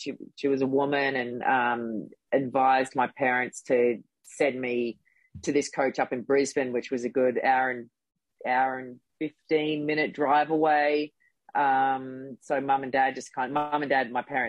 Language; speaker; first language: English; native; English